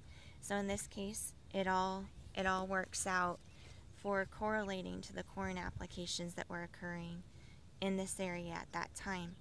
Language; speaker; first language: English; native; English